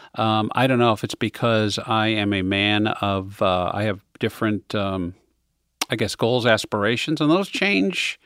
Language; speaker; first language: English; native; English